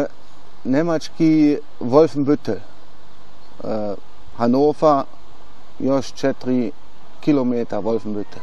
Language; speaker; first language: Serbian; non-native, learner; German